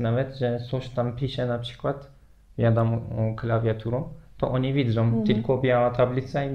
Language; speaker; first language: Polish; non-native, fluent; Turkish